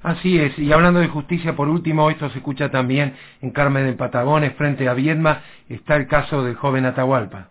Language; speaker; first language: Spanish; native; Spanish